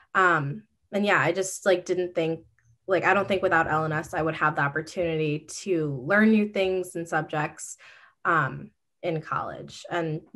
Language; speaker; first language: English; native; English